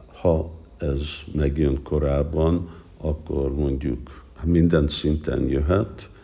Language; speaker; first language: Hungarian; early bilingual, heritage; Hungarian